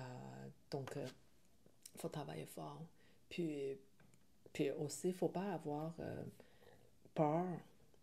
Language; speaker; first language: French; non-native, learner; Chinese